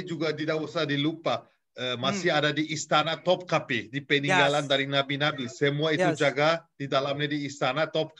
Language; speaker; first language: Indonesian; non-native, fluent; Turkish